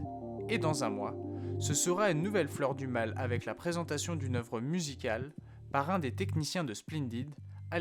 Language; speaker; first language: French; native; French